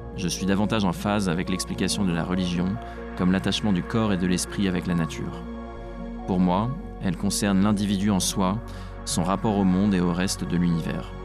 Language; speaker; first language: French; native; French